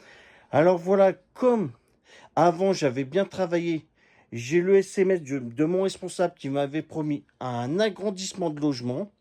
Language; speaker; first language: French; native; French